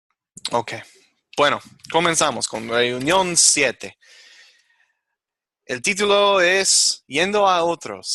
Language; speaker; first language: Spanish; non-native, fluent; English